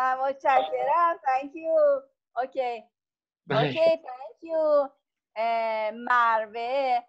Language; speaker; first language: English; non-native, learner; Persian